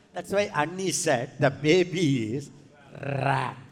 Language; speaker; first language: English; non-native, local second language; Tamil